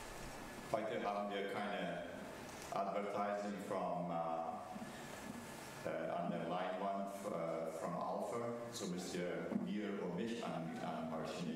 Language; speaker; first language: German; early bilingual, heritage; German